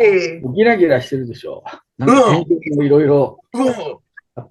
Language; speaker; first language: Japanese; native; Japanese